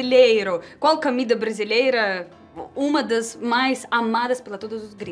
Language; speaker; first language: Portuguese; non-native, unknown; Russian